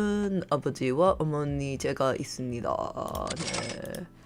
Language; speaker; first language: Korean; non-native, learner; English